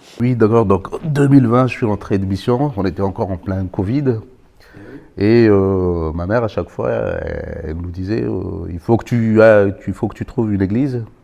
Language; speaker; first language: French; non-native, local second language; Malagasy